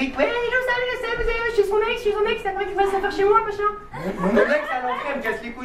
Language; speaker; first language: French; native; French